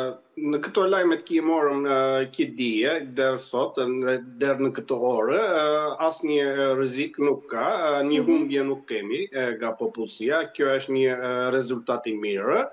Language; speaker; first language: Albanian; early bilingual, heritage; Albanian